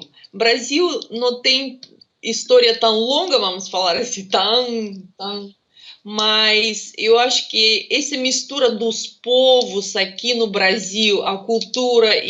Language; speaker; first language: Portuguese; non-native, fluent; Russian